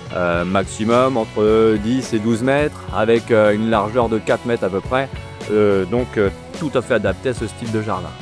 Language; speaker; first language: French; native; French